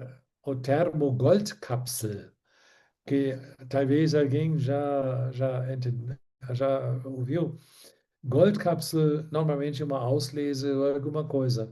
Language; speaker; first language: Portuguese; non-native, fluent; German